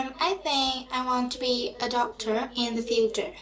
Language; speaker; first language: English; non-native, learner; Vietnamese